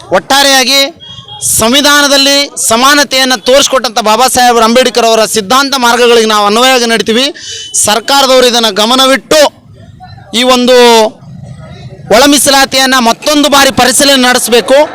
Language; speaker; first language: Kannada; non-native, local second language; Lambadi